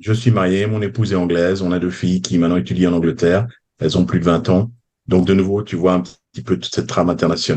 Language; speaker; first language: French; native; French